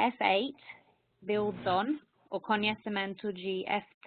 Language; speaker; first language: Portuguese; non-native, fluent; English